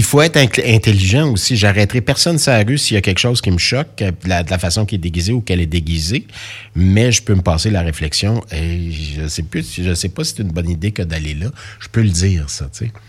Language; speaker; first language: French; native; French